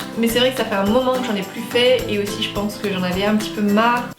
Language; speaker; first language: French; native; French